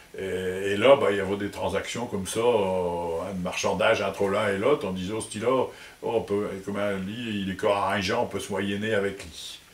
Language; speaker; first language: French; native; French